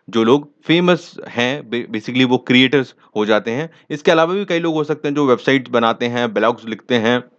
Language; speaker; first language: Hindi; native; Hindi